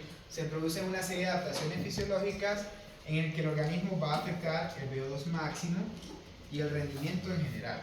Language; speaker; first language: Spanish; native; Spanish